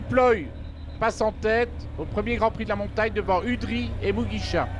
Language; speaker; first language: French; native; French